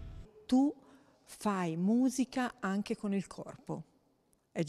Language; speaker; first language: Italian; native; Italian